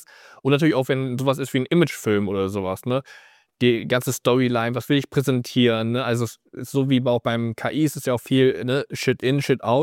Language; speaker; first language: German; native; German